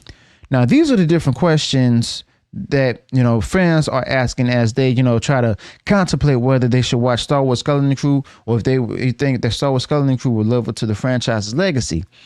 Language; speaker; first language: English; native; English